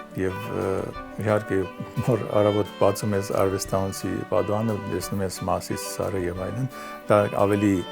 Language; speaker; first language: Armenian; early bilingual, heritage; Armenian